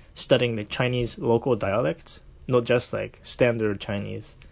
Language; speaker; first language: English; non-native, fluent; Japanese